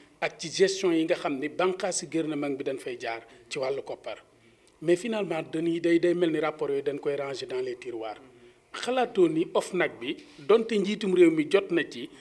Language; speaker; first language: Wolof; native; Wolof